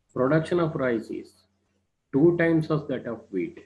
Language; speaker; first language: English; non-native, local second language; Kannada